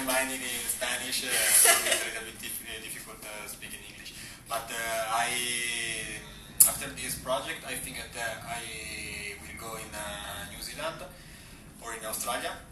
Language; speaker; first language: English; non-native, learner; Italian